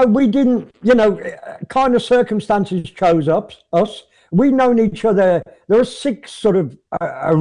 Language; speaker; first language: English; native; English